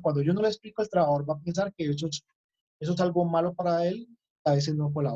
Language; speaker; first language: Spanish; native; Spanish